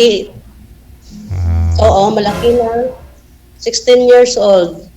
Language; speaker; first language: Filipino; non-native, local second language; Cebuano